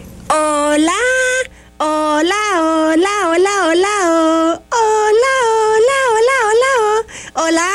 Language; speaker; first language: Spanish; native; Spanish